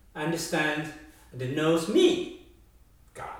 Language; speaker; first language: English; non-native, fluent; Chinese